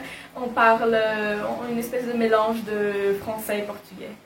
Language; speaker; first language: French; early bilingual, heritage; French